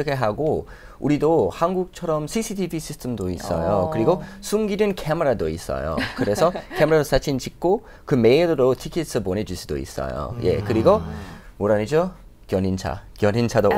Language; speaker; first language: Korean; non-native, fluent; English